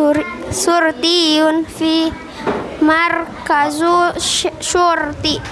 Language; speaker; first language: Arabic; non-native, learner; Indonesian